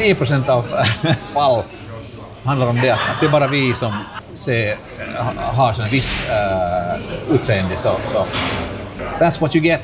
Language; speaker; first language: Swedish; non-native, local second language; Finnish